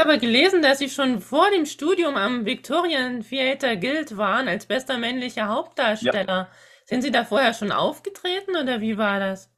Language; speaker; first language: German; native; German